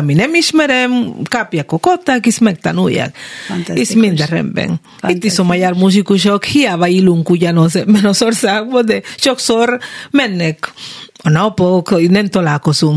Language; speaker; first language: Hungarian; non-native, learner; Spanish